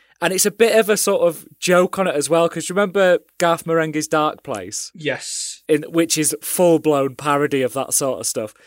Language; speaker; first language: English; native; English